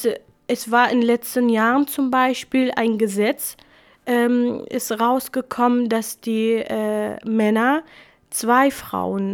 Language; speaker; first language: German; non-native, fluent; Kurdish